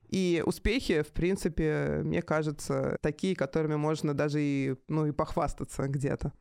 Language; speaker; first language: Russian; native; Russian